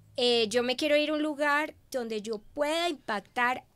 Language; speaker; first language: Spanish; native; Spanish